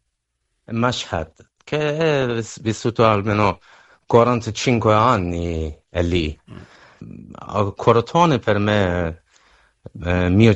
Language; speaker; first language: Italian; non-native, learner; Persian